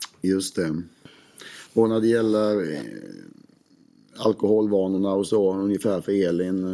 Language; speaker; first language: Swedish; native; Swedish